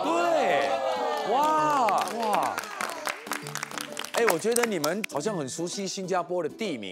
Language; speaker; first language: Chinese; native; Chinese